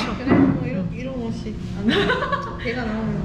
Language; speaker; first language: Korean; non-native, learner; Japanese